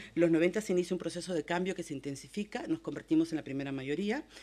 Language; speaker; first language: Spanish; native; Spanish